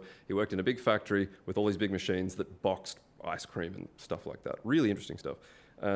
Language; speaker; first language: English; native; English